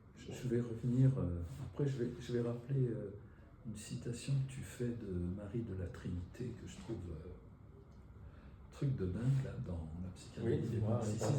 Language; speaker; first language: French; native; French